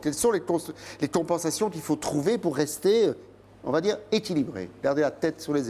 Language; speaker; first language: French; native; French